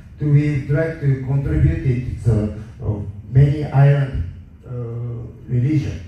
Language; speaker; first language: English; non-native, learner; Japanese